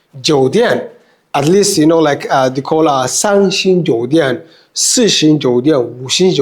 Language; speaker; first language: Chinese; non-native, fluent; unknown